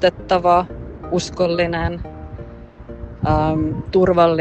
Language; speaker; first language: Finnish; native; Finnish